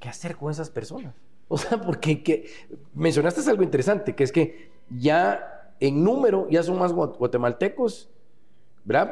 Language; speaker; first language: Spanish; native; Spanish